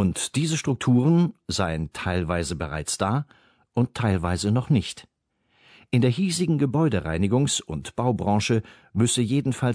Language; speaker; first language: German; native; German